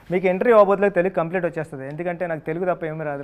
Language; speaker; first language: Telugu; native; Telugu